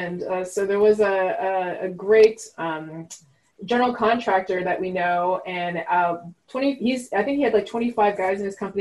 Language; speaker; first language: English; non-native, fluent; French